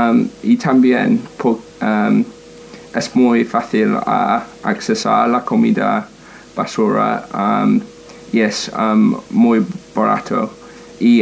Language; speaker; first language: Spanish; non-native, learner; English